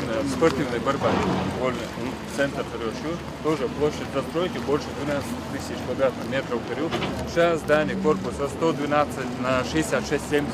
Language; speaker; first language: Russian; non-native, local second language; Chechen